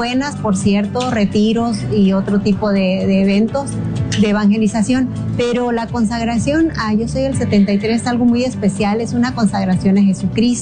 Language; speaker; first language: Spanish; native; Spanish